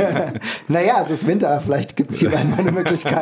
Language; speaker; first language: German; native; German